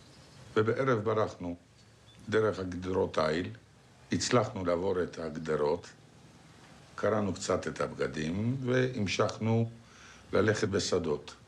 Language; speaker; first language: Hebrew; non-native, fluent; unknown